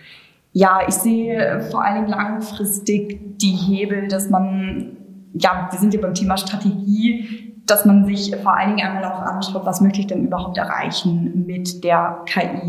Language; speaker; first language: German; native; German